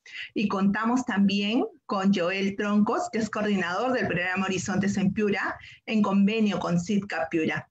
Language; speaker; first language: Spanish; native; Spanish